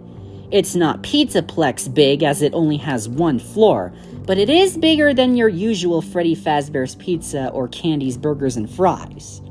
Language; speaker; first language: English; native; English